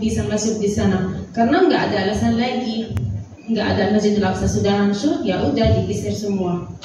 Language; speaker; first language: Indonesian; non-native, fluent; Arabic